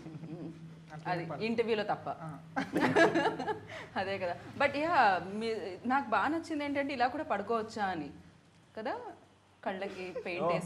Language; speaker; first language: Telugu; native; Telugu